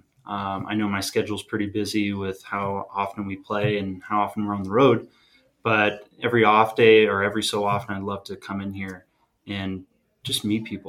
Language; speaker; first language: English; native; English